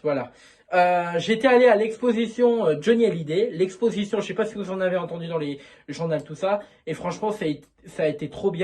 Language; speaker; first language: French; native; French